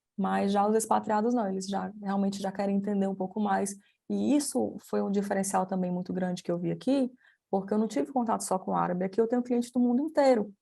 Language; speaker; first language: Portuguese; native; Portuguese